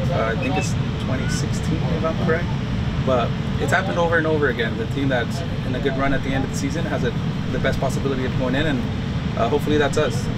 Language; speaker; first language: English; early bilingual, other home language; Spanish